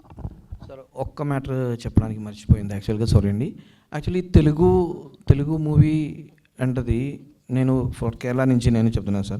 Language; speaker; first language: Telugu; non-native, local second language; Malayalam